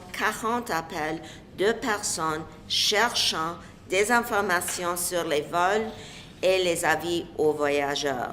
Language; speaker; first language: French; non-native, local second language; English